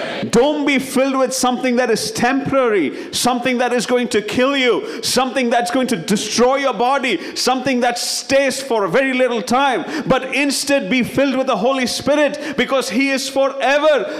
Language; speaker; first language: English; non-native, local second language; Tamil